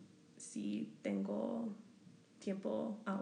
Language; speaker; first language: Spanish; non-native, learner; English